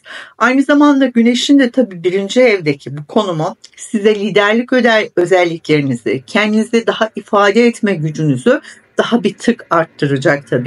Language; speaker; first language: Turkish; native; Turkish